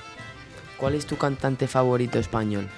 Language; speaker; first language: Spanish; native; Spanish